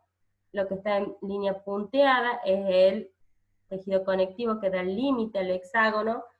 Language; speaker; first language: Spanish; native; Spanish